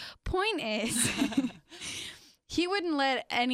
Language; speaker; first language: English; non-native, fluent; Spanish